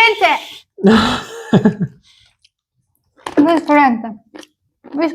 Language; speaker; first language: English; non-native, learner; Turkish